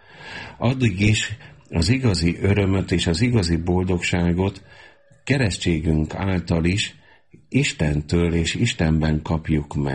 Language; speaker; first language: Hungarian; native; Hungarian